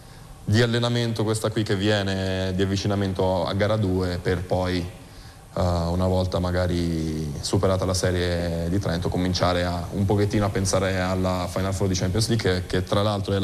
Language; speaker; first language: Italian; native; Italian